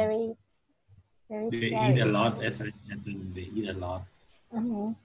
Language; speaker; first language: English; non-native, learner; Thai